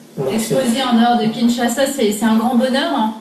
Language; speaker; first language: French; native; French